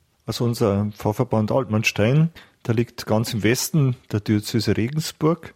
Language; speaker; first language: German; native; German